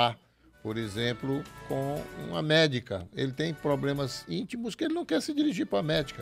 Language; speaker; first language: Portuguese; native; Portuguese